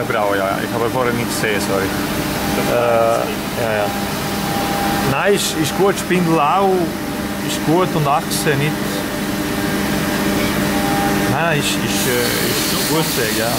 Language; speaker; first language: German; non-native, learner; Dutch